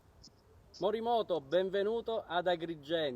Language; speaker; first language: Italian; native; Italian